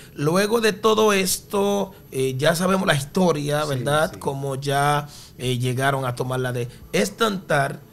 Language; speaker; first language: Spanish; early bilingual, other home language; Haitian Creole